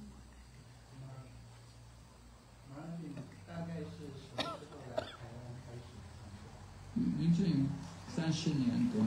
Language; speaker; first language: Chinese; non-native, learner; English